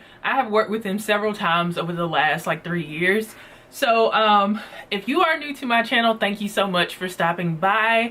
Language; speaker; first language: English; native; English